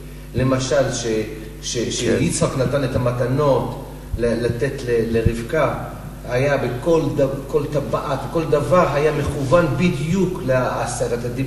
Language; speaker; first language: Hebrew; non-native, fluent; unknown